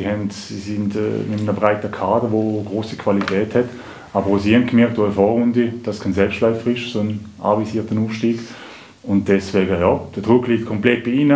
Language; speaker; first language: German; native; German